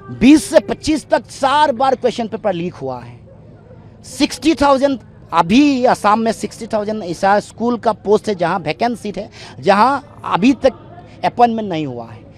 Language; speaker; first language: Hindi; non-native, local second language; Assamese